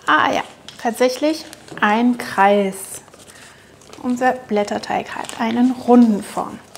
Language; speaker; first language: German; non-native, fluent; French